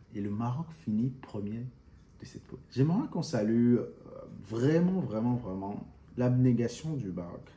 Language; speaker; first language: French; non-native, local second language; Fon